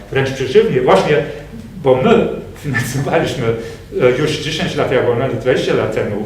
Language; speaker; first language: Polish; non-native, fluent; German